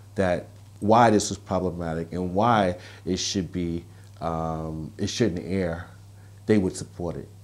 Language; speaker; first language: English; native; English